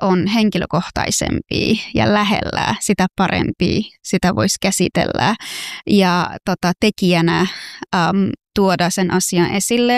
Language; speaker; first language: Finnish; non-native, fluent; Persian